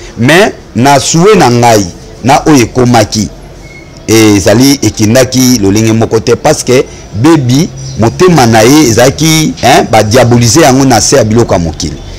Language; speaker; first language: Lingala; native; Lingala